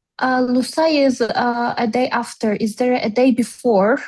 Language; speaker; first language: English; non-native, learner; Turkish